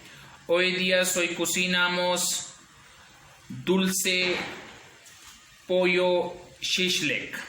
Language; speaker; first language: Spanish; non-native, learner; Urdu